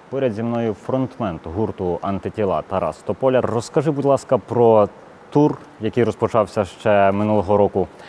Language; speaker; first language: Ukrainian; native; Ukrainian